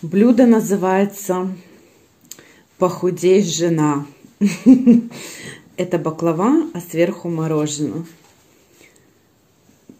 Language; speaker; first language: Russian; native; Russian